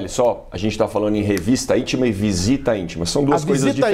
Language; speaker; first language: Portuguese; native; Portuguese